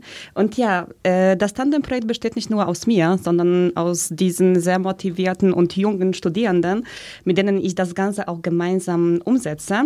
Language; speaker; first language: German; early bilingual, other home language; Polish